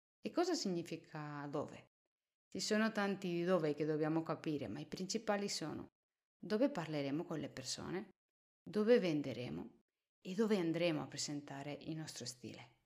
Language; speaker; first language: Italian; non-native, fluent; Spanish